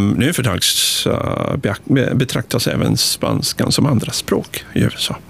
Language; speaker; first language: Swedish; early bilingual, other home language; Spanish